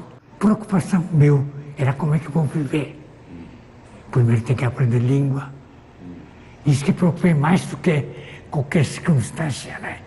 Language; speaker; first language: Portuguese; non-native, learner; Korean